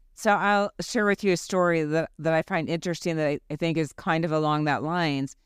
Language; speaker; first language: English; early bilingual, other home language; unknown